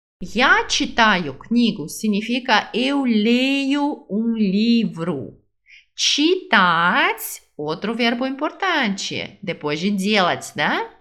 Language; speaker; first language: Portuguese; non-native, fluent; Russian